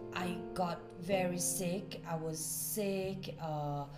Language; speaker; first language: English; non-native, fluent; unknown